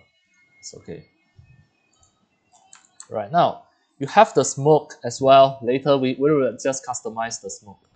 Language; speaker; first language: English; non-native, fluent; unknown